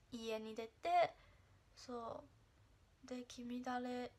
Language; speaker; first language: Japanese; non-native, fluent; Chinese